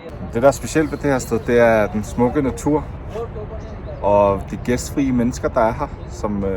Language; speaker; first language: Danish; early bilingual, heritage; Urdu